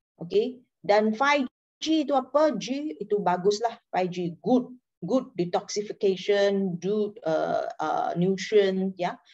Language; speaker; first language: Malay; non-native, local second language; Chinese